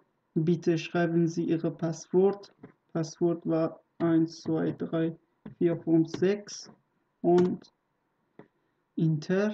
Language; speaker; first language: German; non-native, learner; Persian